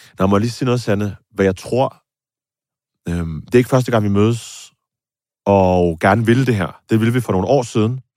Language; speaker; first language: Danish; native; Danish